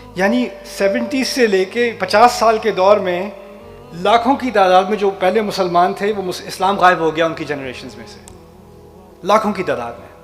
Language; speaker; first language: Urdu; early bilingual, heritage; Urdu